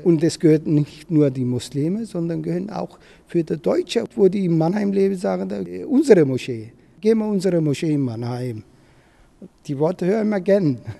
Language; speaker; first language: German; non-native, learner; Turkish